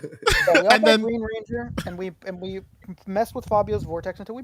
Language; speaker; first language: English; native; English